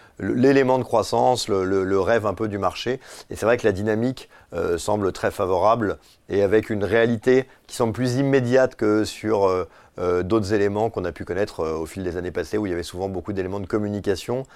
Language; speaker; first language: French; native; French